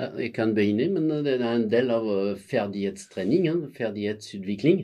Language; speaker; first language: Norwegian; non-native, fluent; French